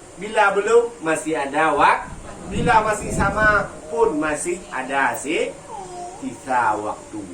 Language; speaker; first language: Malay; native; Malay